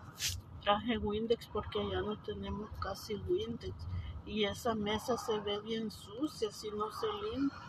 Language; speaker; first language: Spanish; native; Spanish